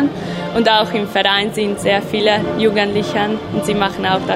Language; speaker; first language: German; non-native, local second language; Hungarian